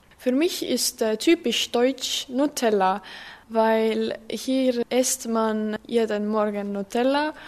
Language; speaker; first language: German; non-native, learner; Estonian